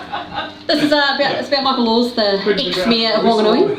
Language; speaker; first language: English; native; English